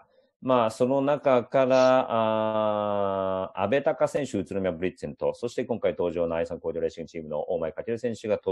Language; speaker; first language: Japanese; native; Japanese